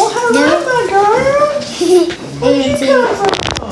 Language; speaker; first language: English; native; English